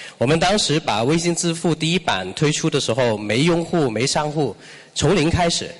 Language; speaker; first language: Chinese; non-native, local second language; Cantonese